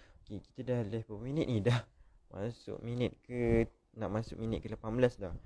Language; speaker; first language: Malay; native; Malay